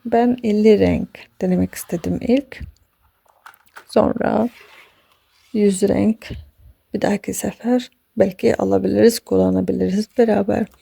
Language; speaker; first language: Turkish; non-native, fluent; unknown